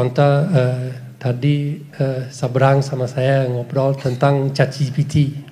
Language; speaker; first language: Indonesian; non-native, fluent; English